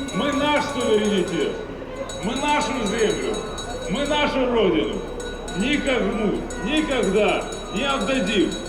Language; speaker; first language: Russian; native; Russian